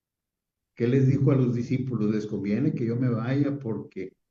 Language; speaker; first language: Spanish; native; Spanish